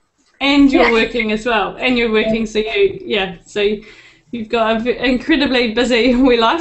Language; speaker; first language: English; native; English